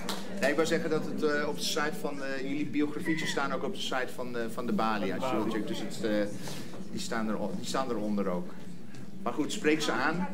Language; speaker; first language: Dutch; non-native, fluent; English